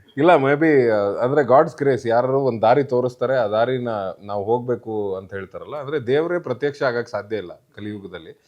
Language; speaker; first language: Kannada; native; Kannada